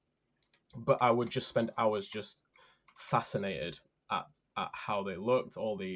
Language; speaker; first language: English; native; English